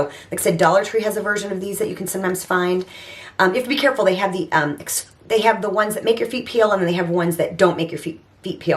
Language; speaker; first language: English; native; English